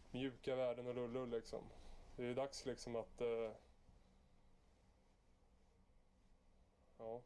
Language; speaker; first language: Swedish; native; Swedish